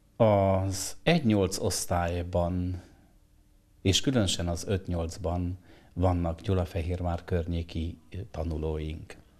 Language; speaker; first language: Hungarian; native; Hungarian